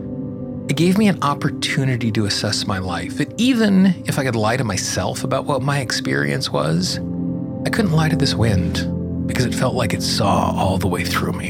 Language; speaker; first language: English; native; English